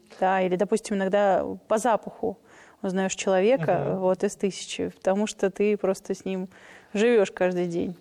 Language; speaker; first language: Russian; native; Russian